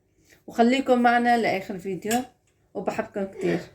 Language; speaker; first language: Arabic; native; Arabic